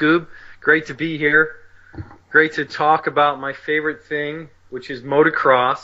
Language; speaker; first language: English; native; English